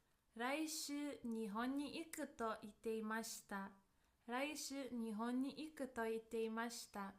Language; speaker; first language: Japanese; non-native, fluent; English